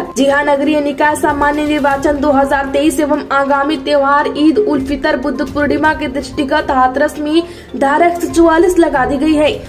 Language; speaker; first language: Hindi; native; Hindi